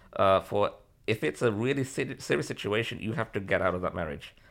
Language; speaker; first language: English; native; English